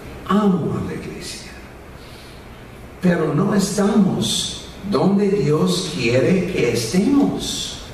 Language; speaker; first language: Spanish; non-native, fluent; English